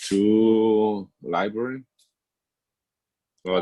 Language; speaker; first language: English; non-native, learner; Spanish